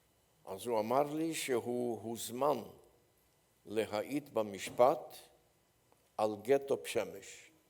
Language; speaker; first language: Hebrew; non-native, fluent; Polish